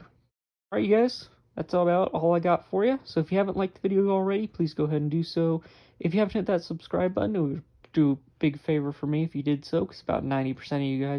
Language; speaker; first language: English; native; English